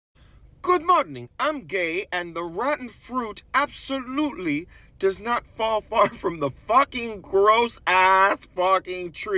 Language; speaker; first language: English; native; English